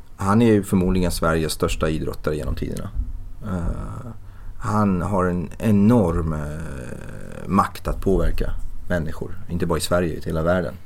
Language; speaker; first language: Swedish; early bilingual, other home language; Persian